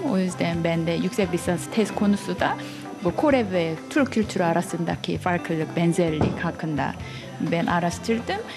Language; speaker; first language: Turkish; non-native, fluent; Korean